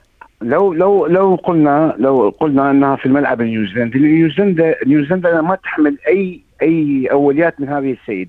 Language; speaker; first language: Arabic; native; Arabic